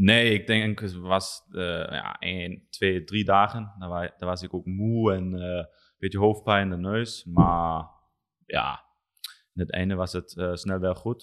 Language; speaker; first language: Dutch; non-native, learner; German